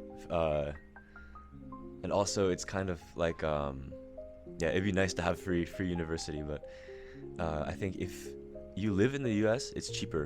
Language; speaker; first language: English; early bilingual, other home language; Japanese